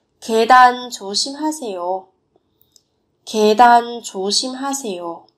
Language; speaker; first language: Korean; non-native, fluent; Vietnamese